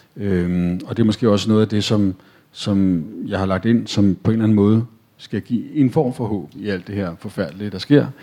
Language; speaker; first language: Danish; native; Danish